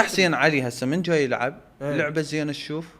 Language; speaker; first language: Arabic; native; Arabic